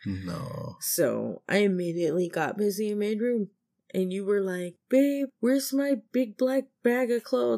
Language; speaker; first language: English; native; English